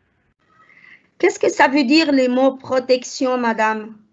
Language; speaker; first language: French; non-native, fluent; Arabic